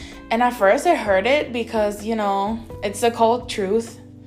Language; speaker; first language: English; early bilingual, other home language; Spanish